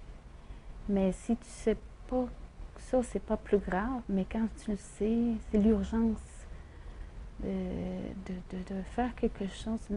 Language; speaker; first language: French; native; French